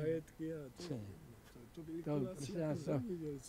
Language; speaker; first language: Czech; native; Czech